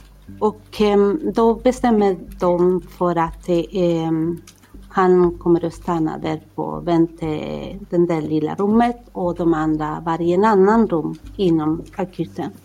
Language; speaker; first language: Swedish; non-native, fluent; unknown